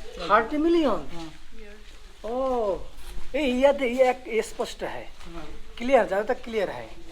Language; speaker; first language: Hindi; non-native, learner; Bangla